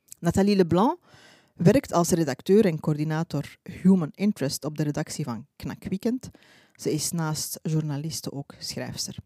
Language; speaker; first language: Dutch; early bilingual, other home language; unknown